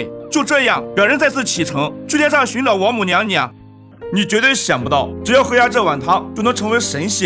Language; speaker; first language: Chinese; native; Chinese